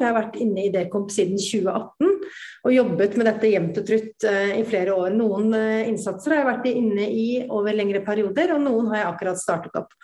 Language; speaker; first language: Norwegian; native; Norwegian